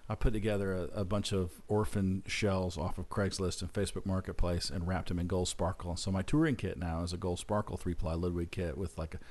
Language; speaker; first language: English; native; English